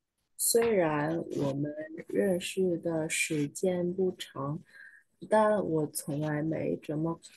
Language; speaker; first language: Chinese; non-native, learner; Vietnamese